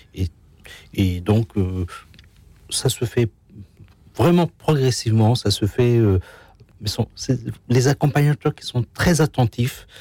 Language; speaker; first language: French; non-native, local second language; Kabyle